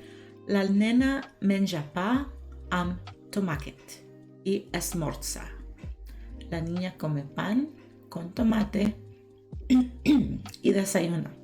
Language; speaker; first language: Spanish; non-native, learner; English